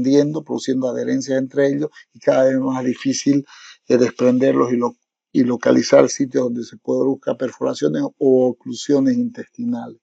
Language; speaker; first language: Spanish; native; Spanish